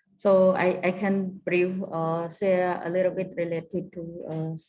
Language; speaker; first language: English; non-native, learner; Khmer